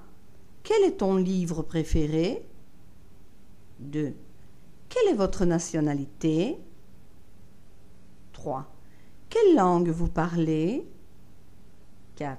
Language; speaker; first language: French; non-native, fluent; Italian